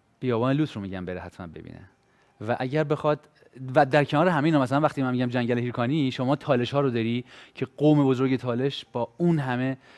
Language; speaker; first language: Persian; native; Persian